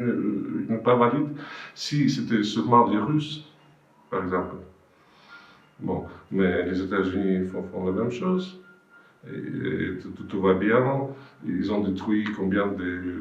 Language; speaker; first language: French; non-native, fluent; Russian